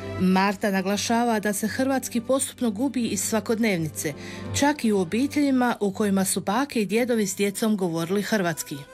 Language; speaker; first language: Croatian; native; Croatian